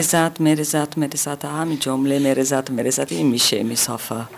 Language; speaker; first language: Persian; non-native, learner; German